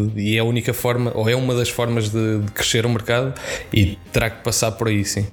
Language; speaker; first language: Portuguese; native; Portuguese